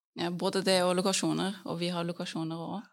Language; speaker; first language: Norwegian; early bilingual, other home language; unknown